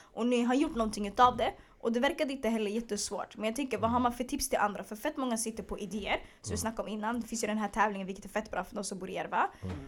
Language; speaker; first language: Swedish; early bilingual, other home language; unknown